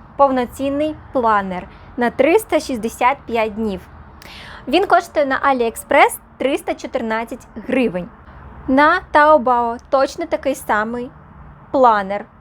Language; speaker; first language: Ukrainian; non-native, local second language; Russian